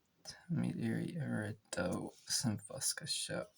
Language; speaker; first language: Irish; non-native, local second language; English